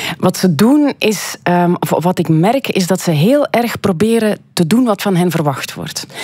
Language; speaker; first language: Dutch; native; Dutch